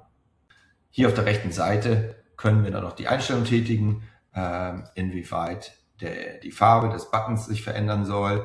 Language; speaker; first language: German; native; German